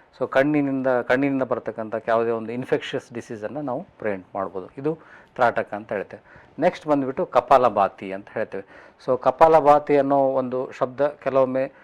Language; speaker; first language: Kannada; native; Kannada